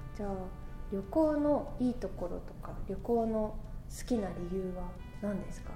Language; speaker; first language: Japanese; native; Japanese